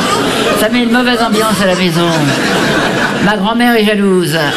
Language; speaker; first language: French; native; French